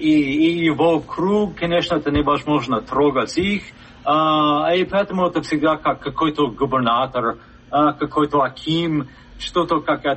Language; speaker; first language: Russian; non-native, fluent; English